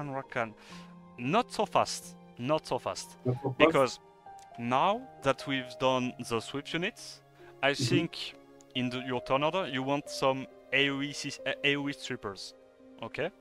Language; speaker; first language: English; non-native, fluent; French